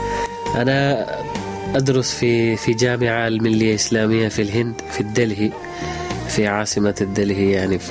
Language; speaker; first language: Arabic; non-native, learner; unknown